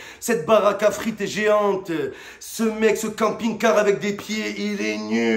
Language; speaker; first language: French; native; French